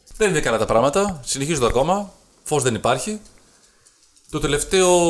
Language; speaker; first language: Greek; native; Greek